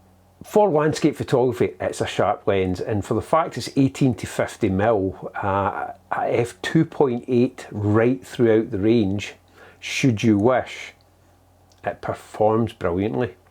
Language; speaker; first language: English; native; English